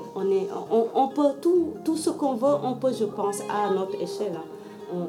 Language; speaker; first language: French; non-native, local second language; Wolof